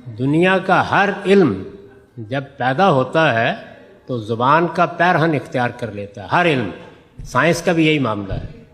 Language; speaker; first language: Urdu; native; Urdu